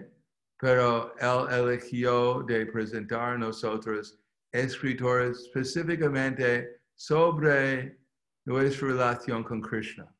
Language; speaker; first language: Spanish; non-native, fluent; English